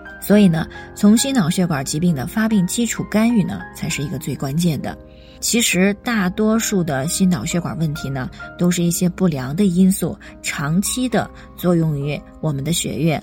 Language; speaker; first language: Chinese; native; Chinese